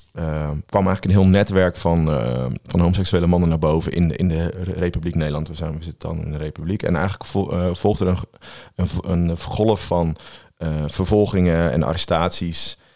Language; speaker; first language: Dutch; native; Dutch